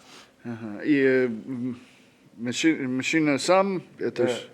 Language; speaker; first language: Russian; non-native, learner; English